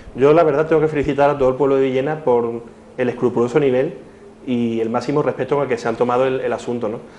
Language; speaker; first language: Spanish; native; Spanish